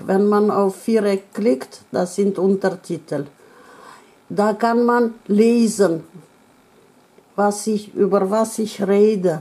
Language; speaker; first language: German; non-native, learner; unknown